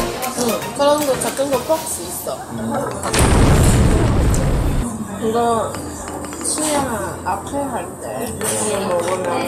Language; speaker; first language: Korean; non-native, learner; Chinese